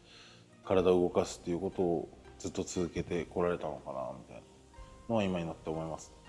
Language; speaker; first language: Japanese; native; Japanese